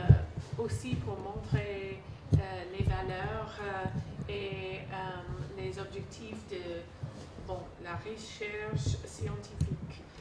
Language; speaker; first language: French; non-native, fluent; English